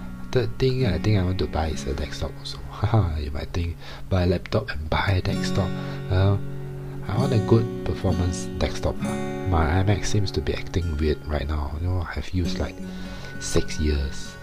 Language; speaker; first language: English; non-native, local second language; Chinese